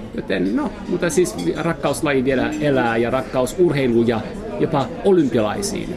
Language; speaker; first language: Finnish; non-native, fluent; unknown